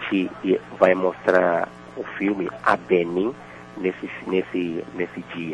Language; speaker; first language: Portuguese; non-native, fluent; Yoruba